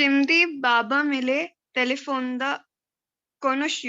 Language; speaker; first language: Turkish; non-native, learner; Urdu